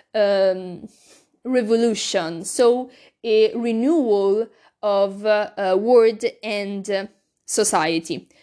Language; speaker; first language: English; non-native, learner; Italian